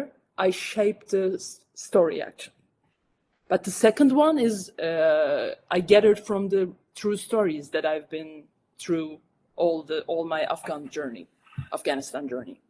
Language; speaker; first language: English; non-native, fluent; Turkish